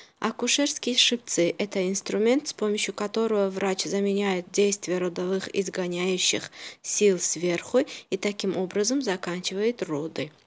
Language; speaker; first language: Russian; non-native, local second language; Uzbek